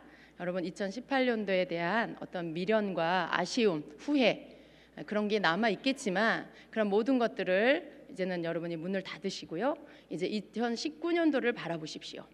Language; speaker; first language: Korean; native; Korean